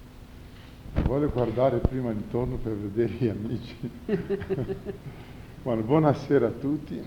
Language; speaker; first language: Italian; non-native, fluent; Portuguese